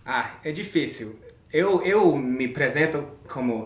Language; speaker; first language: Portuguese; non-native, learner; English